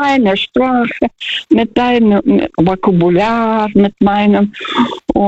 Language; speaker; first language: German; non-native, learner; Russian